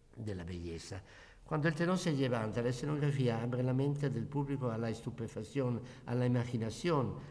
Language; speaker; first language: Spanish; non-native, learner; Italian